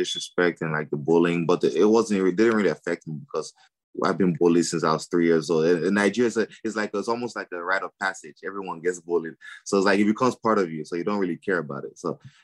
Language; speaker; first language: English; non-native, local second language; Igbo